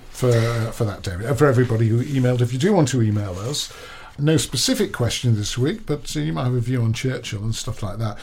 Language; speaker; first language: English; native; English